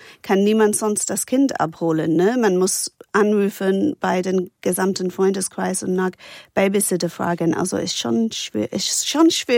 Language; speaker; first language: German; non-native, fluent; English